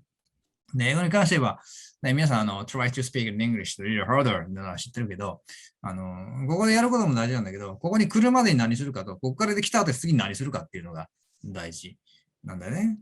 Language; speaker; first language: Japanese; native; Japanese